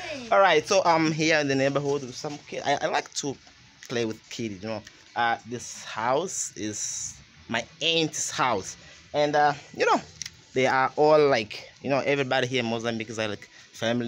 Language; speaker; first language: English; non-native, learner; Makhuwa